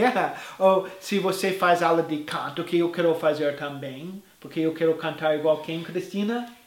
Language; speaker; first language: Portuguese; non-native, fluent; English